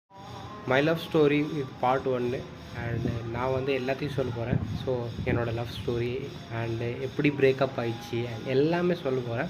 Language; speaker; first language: Tamil; non-native, local second language; Hindi